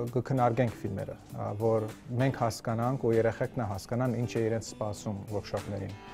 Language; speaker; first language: Armenian; early bilingual, heritage; Armenian